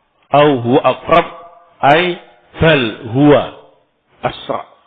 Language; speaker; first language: Arabic; non-native, fluent; Indonesian